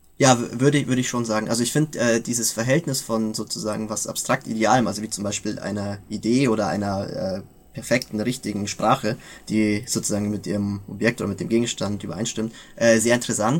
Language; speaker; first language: German; native; German